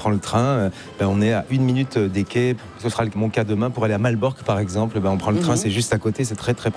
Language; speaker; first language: French; native; French